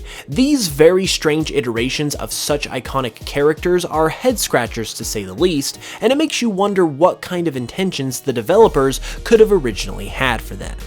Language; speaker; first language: English; native; English